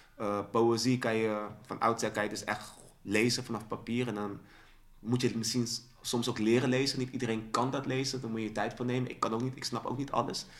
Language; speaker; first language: Dutch; early bilingual, other home language; Sranan Tongo